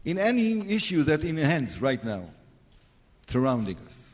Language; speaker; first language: English; non-native, fluent; Hebrew